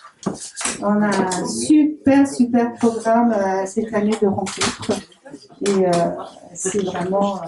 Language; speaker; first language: French; native; French